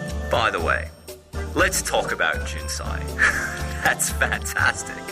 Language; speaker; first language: English; native; English